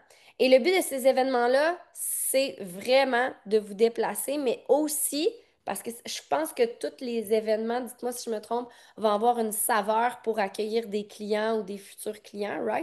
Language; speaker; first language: French; native; French